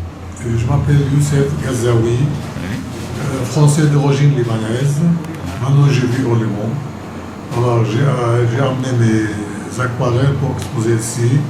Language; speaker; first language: French; non-native, local second language; Arabic